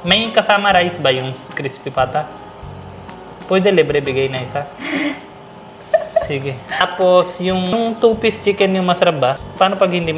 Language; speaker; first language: Filipino; non-native, learner; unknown